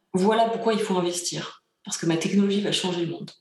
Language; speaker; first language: French; early bilingual, other home language; Bulgarian